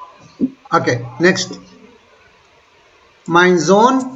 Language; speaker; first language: German; non-native, fluent; Hindi